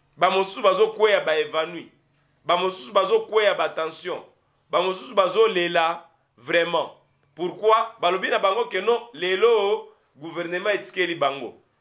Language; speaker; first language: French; non-native, local second language; Lingala